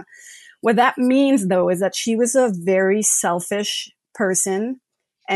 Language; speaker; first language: English; non-native, fluent; French